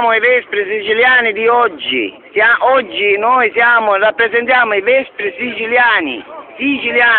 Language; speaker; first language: Italian; native; Italian